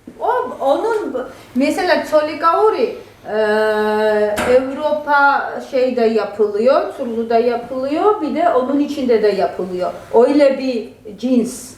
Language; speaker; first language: Turkish; non-native, fluent; Georgian